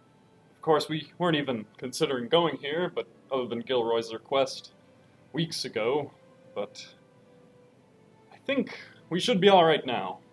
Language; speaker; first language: English; native; English